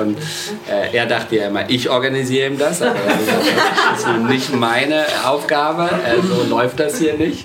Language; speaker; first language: German; native; German